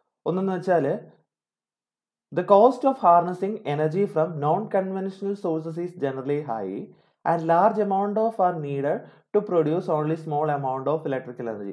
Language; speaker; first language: English; non-native, local second language; Malayalam